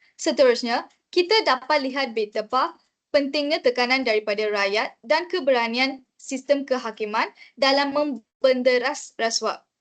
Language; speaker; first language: Malay; non-native, local second language; Tamil